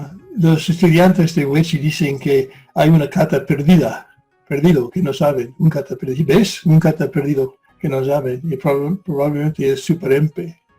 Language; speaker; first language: Spanish; non-native, fluent; English